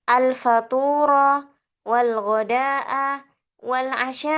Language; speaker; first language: Arabic; non-native, fluent; Indonesian